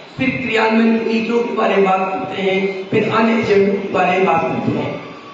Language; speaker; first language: Hindi; non-native, local second language; Bhojpuri